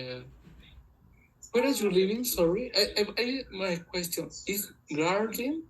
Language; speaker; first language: English; non-native, learner; Spanish